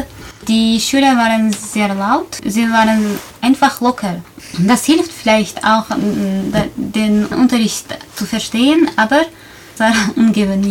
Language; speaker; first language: German; non-native, fluent; Tajik